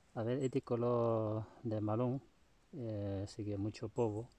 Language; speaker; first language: Spanish; non-native, learner; Chinese